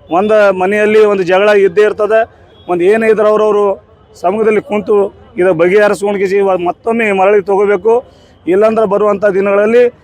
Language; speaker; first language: Kannada; non-native, local second language; Lambadi